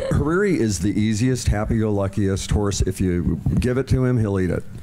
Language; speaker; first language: English; native; English